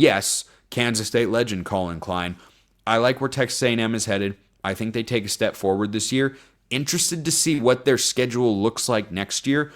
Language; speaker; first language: English; native; English